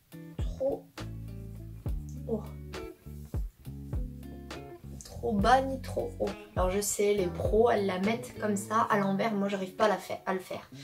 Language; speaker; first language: French; native; French